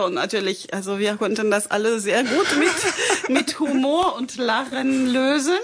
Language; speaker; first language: German; non-native, fluent; French